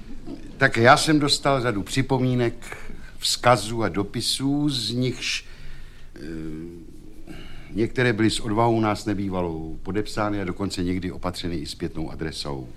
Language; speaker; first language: Czech; native; Czech